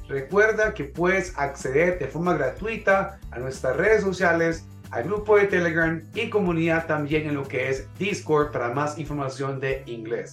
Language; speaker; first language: Spanish; native; Spanish